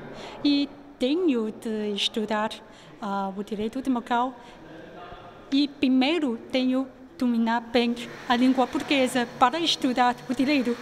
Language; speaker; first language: Portuguese; non-native, local second language; Chinese